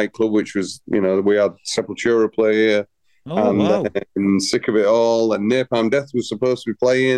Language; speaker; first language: English; native; English